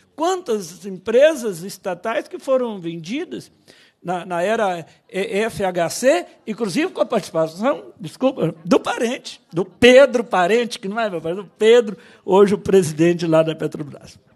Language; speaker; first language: Portuguese; native; Portuguese